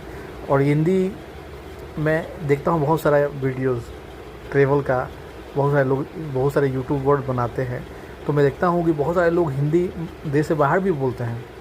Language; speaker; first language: Hindi; non-native, local second language; Bhojpuri